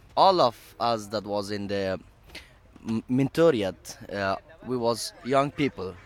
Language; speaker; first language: English; non-native, learner; Persian